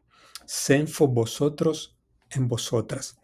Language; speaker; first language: Spanish; non-native, fluent; English